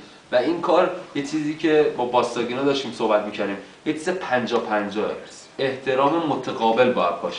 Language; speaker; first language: Persian; native; Persian